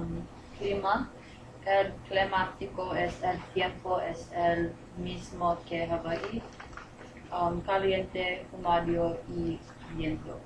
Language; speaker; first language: Spanish; non-native, learner; English